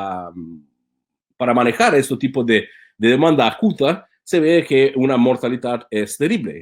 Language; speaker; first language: Spanish; non-native, fluent; Italian